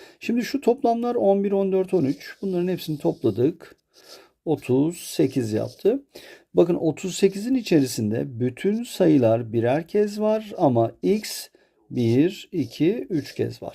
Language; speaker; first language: Turkish; native; Turkish